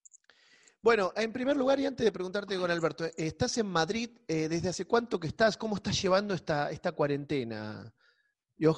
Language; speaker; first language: Spanish; native; Spanish